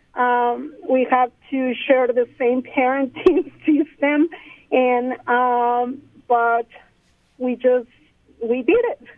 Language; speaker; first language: English; non-native, fluent; Spanish